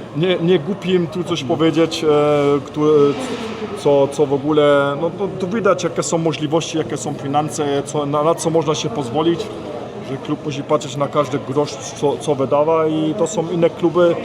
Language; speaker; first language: Polish; early bilingual, heritage; Polish